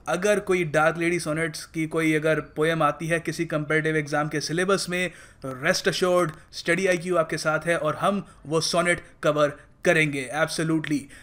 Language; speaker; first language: Hindi; native; Hindi